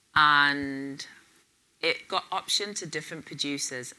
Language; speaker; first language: English; native; English